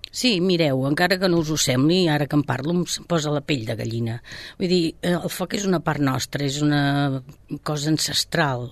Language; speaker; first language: Catalan; native; Catalan